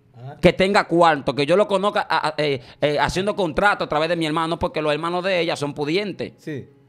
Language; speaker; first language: Spanish; native; Spanish